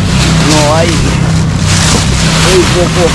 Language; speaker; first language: Spanish; non-native, learner; Filipino